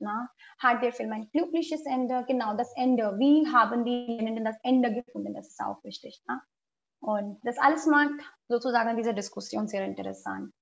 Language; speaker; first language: German; non-native, fluent; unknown